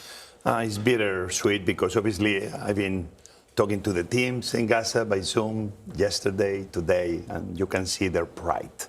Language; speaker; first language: English; non-native, fluent; Spanish